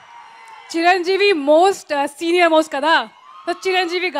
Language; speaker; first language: Telugu; non-native, learner; Hindi